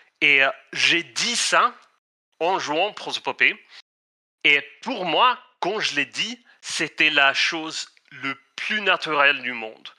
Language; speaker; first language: French; non-native, fluent; Swedish